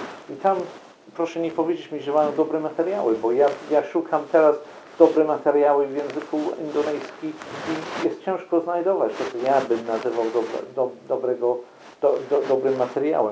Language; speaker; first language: Polish; non-native, fluent; English